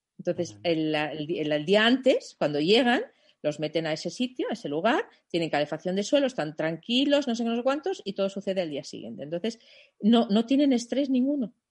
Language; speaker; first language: Spanish; non-native, fluent; German